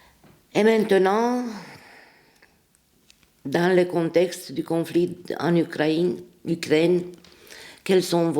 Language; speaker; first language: French; non-native, fluent; Romanian